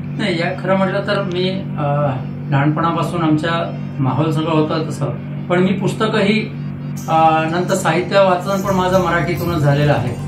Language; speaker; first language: Marathi; non-native, local second language; Urdu